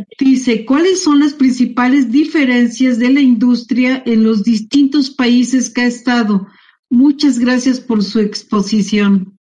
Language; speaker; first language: Spanish; native; Spanish